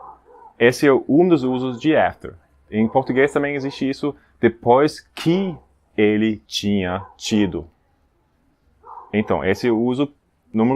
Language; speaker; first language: Portuguese; non-native, fluent; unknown